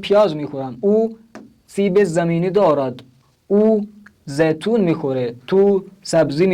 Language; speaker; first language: Persian; non-native, fluent; Urdu